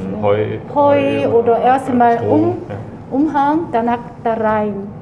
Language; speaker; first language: German; non-native, learner; Korean